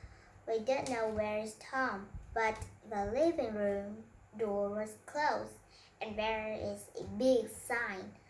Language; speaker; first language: English; non-native, learner; Vietnamese